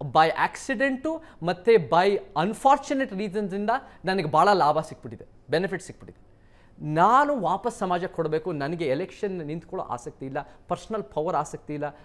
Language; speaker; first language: Kannada; early bilingual, heritage; Kannada